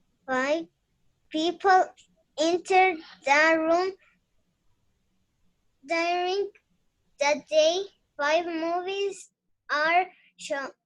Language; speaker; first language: English; non-native, learner; Spanish